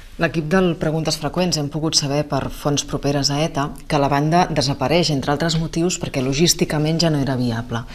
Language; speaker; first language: Catalan; native; Catalan